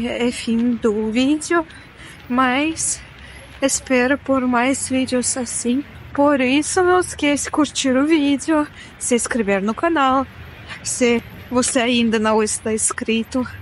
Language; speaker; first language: Portuguese; non-native, fluent; Russian